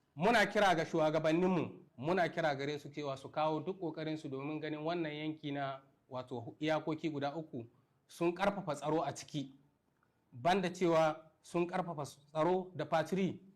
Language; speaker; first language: Hausa; non-native, local second language; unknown